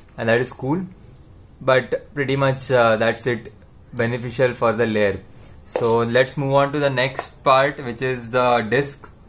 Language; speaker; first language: English; non-native, local second language; Hindi